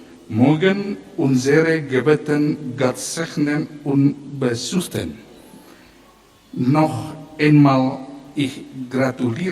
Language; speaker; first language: German; non-native, learner; Batak Toba